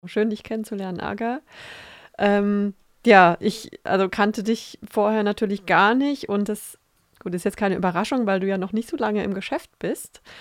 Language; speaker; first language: German; native; German